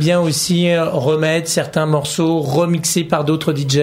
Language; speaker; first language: French; native; French